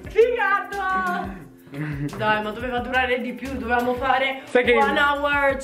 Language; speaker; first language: Italian; native; Italian